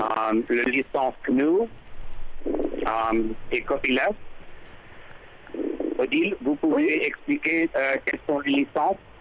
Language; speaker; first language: French; non-native, fluent; English